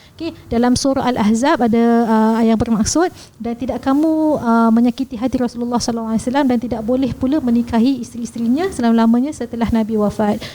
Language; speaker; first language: Malay; native; Malay